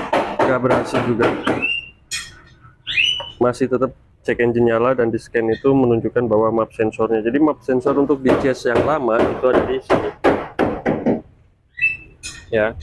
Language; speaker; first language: Indonesian; native; Indonesian